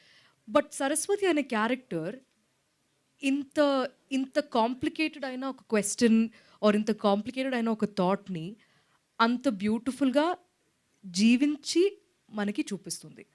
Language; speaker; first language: Telugu; non-native, local second language; Malayalam